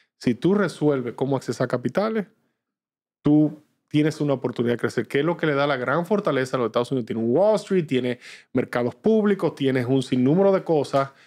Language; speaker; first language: Spanish; native; Spanish